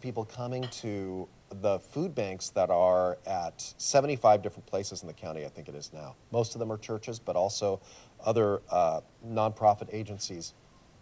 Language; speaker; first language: English; early bilingual, other home language; Swiss German